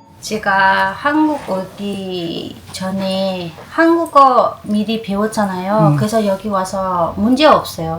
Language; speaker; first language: Korean; non-native, learner; Vietnamese